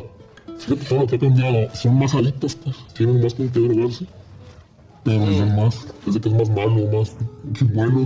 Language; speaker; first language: Spanish; native; Spanish